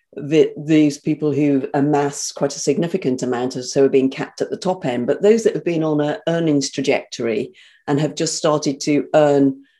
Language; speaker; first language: English; native; English